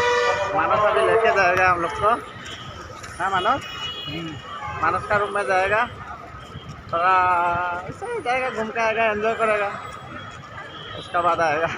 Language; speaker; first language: Hindi; non-native, local second language; Assamese